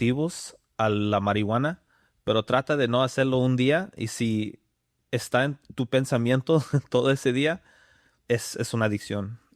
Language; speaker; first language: Spanish; early bilingual, other home language; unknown